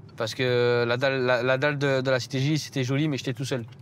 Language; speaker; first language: French; native; French